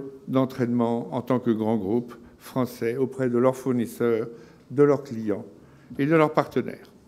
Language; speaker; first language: French; native; French